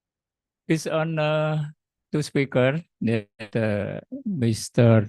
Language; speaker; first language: English; non-native, learner; Indonesian